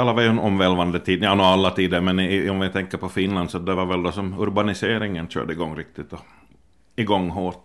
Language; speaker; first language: Swedish; native; Swedish